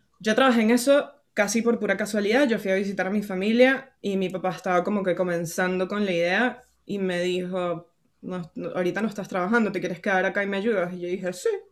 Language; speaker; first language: Spanish; native; Spanish